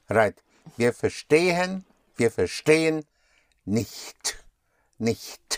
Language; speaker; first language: German; non-native, fluent; English